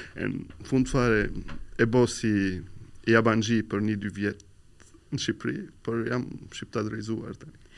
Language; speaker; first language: Albanian; non-native, learner; Arabic